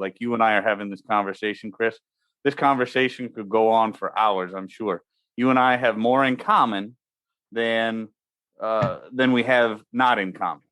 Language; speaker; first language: English; native; English